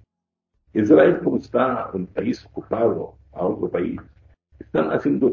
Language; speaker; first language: Spanish; non-native, fluent; Arabic